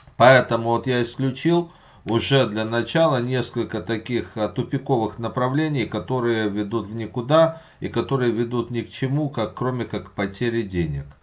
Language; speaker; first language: Russian; native; Russian